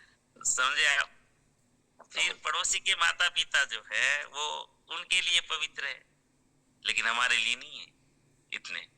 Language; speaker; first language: Hindi; native; Hindi